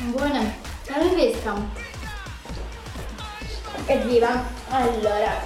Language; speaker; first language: Italian; native; Italian